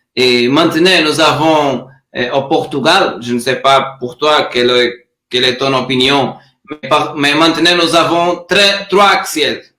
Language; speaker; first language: French; non-native, learner; Portuguese